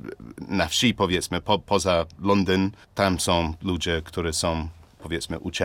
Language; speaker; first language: Polish; non-native, learner; English